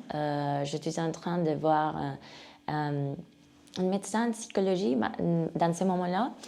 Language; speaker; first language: French; non-native, learner; Spanish